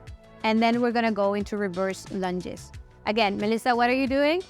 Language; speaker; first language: English; non-native, fluent; Italian